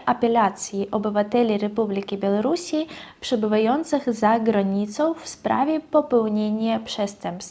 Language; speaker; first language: Polish; non-native, fluent; Russian